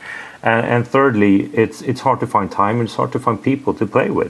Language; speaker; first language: English; non-native, fluent; Swedish